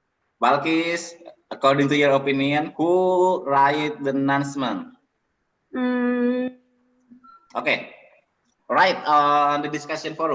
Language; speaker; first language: English; non-native, learner; Indonesian